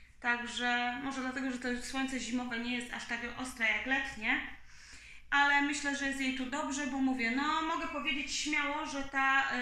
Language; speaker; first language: Polish; native; Polish